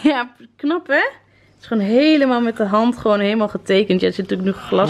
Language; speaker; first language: Dutch; native; Dutch